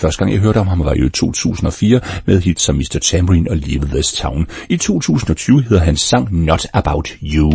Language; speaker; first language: Danish; native; Danish